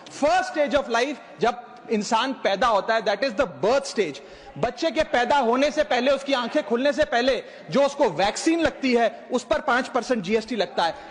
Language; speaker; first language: Hindi; native; Hindi